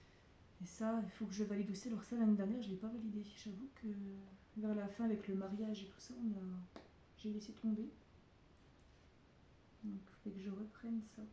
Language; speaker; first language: French; native; French